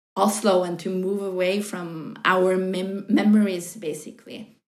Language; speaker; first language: English; non-native, fluent; Norwegian